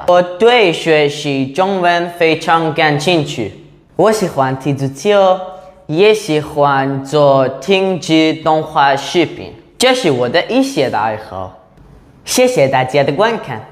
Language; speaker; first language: Chinese; non-native, learner; Persian